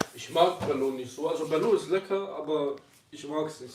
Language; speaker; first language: German; early bilingual, other home language; Kurdish